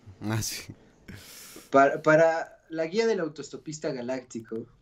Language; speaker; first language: Spanish; native; Spanish